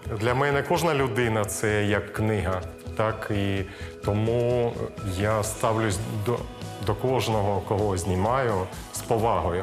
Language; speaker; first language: Ukrainian; non-native, local second language; Russian